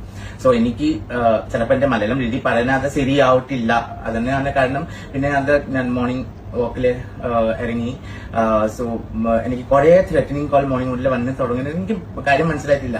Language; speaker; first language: Malayalam; non-native, fluent; Assamese